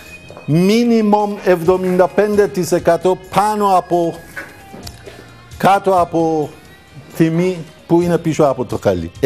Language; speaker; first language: Greek; non-native, learner; Persian